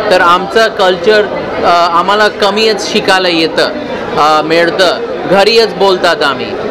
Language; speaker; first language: Marathi; early bilingual, heritage; English